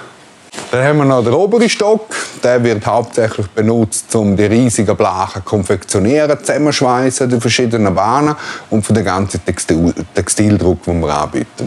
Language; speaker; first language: German; native; German